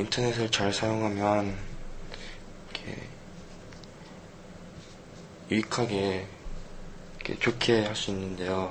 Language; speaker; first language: Korean; early bilingual, heritage; Korean